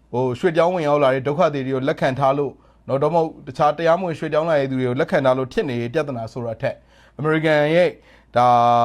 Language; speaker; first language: Burmese; non-native, local second language; Rohingya